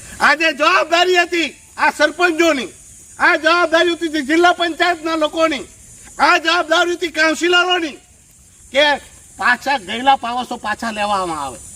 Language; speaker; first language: Gujarati; non-native, local second language; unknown